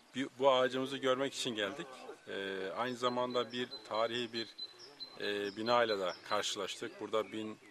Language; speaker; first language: Turkish; native; Turkish